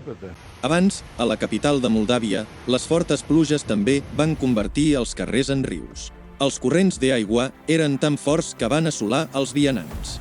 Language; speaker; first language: Catalan; non-native, local second language; French